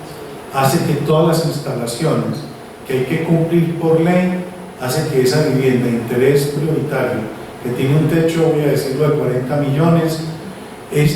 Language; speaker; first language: Spanish; native; Spanish